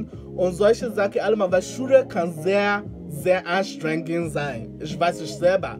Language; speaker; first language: German; non-native, learner; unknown